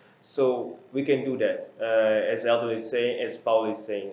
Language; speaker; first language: English; non-native, fluent; Portuguese